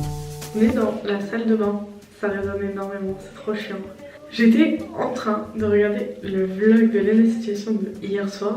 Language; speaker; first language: French; native; French